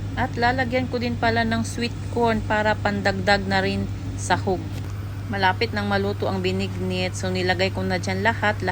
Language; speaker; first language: Filipino; non-native, local second language; Cebuano